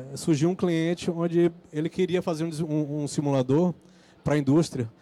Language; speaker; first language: Portuguese; native; Portuguese